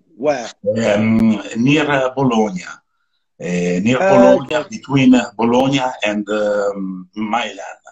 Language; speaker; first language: English; non-native, learner; Italian